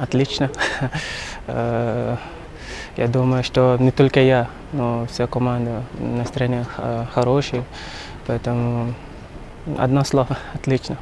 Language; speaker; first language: Russian; non-native, learner; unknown